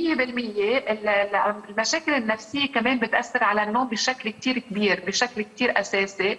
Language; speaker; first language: Arabic; native; Arabic